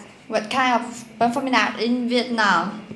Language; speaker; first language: English; non-native, fluent; Vietnamese